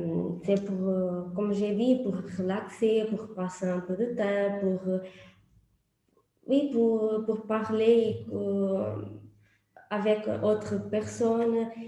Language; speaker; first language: French; non-native, learner; Portuguese